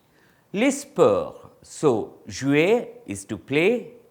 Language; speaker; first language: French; non-native, fluent; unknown